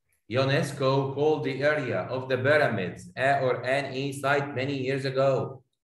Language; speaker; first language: English; non-native, fluent; Arabic